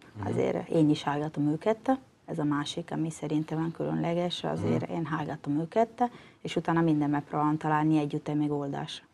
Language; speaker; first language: Hungarian; non-native, learner; Italian